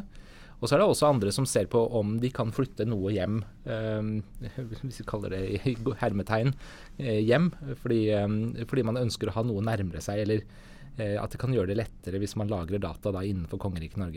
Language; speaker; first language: Norwegian; native; Norwegian